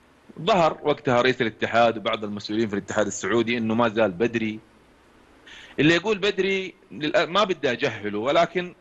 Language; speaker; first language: Arabic; native; Arabic